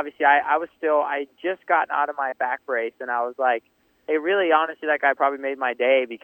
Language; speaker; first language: English; native; English